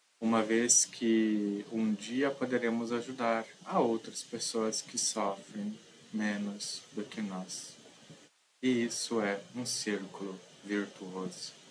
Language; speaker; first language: Portuguese; native; Portuguese